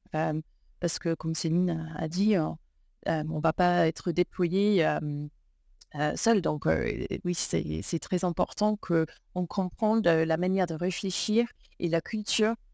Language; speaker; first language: French; non-native, fluent; English